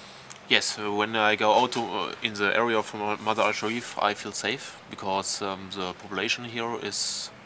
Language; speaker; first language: English; non-native, learner; German